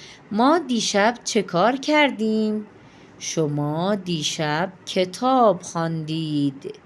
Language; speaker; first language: Persian; non-native, fluent; Urdu